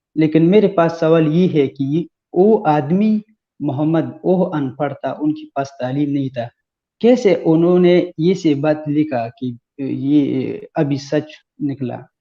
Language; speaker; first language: Hindi; non-native, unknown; Pashto